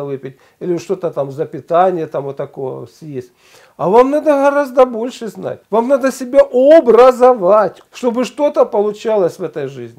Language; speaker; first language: Russian; native; Russian